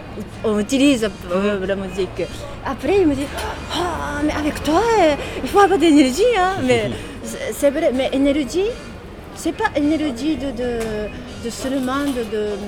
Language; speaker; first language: French; non-native, learner; Japanese